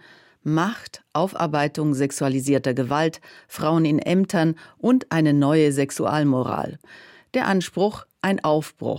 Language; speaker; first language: German; native; German